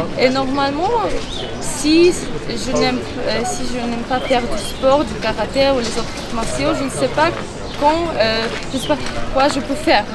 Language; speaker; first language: French; non-native, learner; Ukrainian